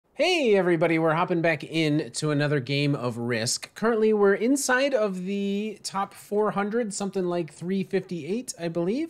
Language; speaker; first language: English; native; English